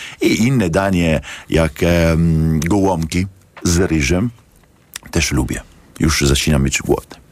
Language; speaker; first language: Polish; non-native, learner; Italian